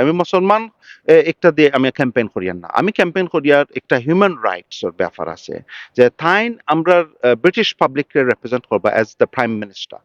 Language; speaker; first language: Bangla; early bilingual, heritage; Bangla